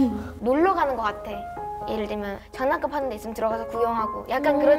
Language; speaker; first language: Korean; native; Korean